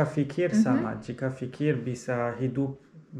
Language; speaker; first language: Indonesian; non-native, learner; Arabic